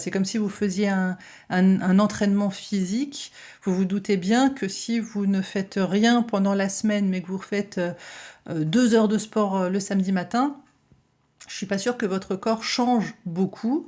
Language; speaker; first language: French; native; French